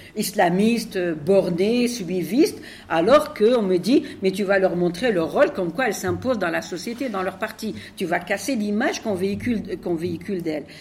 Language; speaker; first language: French; non-native, local second language; Arabic